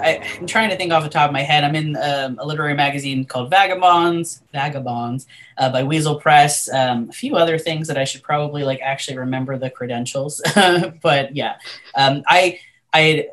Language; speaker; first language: English; native; English